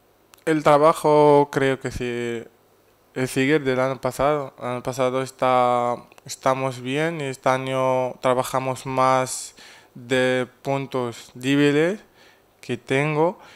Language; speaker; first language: Spanish; non-native, fluent; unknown